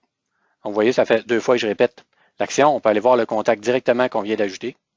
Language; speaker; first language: French; native; French